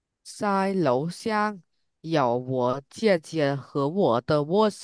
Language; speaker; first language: Chinese; non-native, learner; Vietnamese